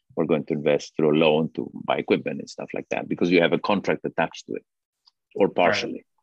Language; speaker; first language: English; non-native, fluent; Spanish